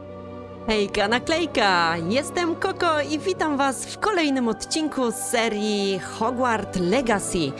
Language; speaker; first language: Polish; native; Polish